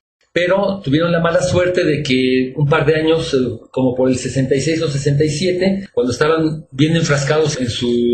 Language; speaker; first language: Spanish; native; Spanish